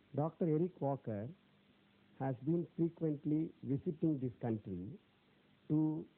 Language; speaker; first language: English; non-native, local second language; Tamil